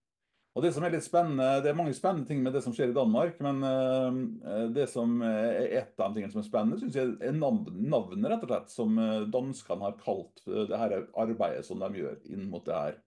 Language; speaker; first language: Norwegian; native; Norwegian